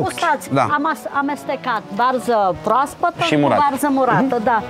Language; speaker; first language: Romanian; non-native, local second language; Czech